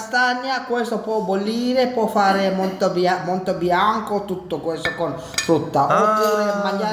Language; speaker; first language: Italian; non-native, learner; Sinhala